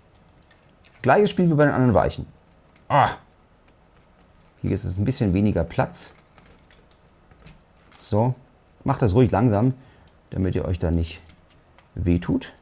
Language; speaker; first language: German; native; German